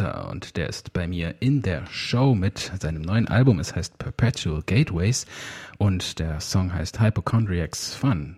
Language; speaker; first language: German; native; German